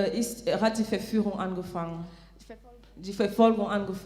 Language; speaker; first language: German; non-native, fluent; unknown